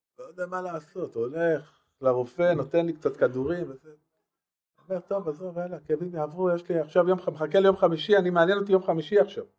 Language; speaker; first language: Hebrew; non-native, fluent; French